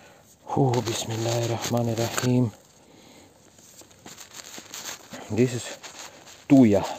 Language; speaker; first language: English; non-native, learner; Russian